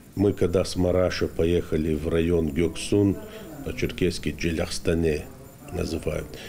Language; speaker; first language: Russian; non-native, local second language; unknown